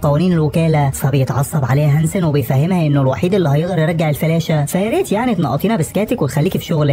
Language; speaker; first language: Arabic; native; Arabic